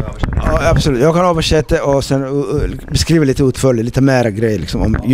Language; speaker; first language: Swedish; non-native, fluent; Somali